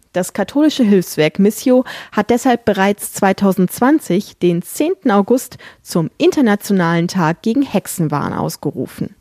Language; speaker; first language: German; native; German